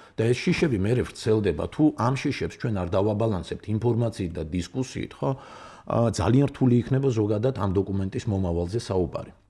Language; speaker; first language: Georgian; native; Georgian